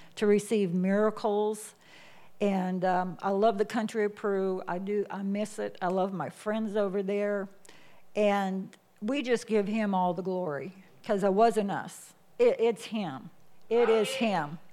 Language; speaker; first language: English; native; English